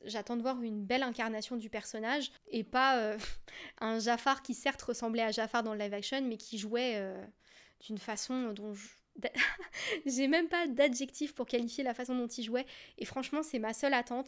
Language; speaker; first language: French; native; French